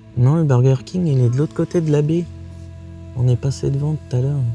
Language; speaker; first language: French; native; French